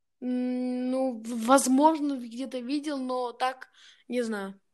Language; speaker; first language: Russian; early bilingual, heritage; Russian